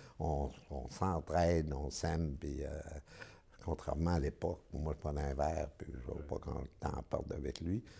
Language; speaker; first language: French; native; French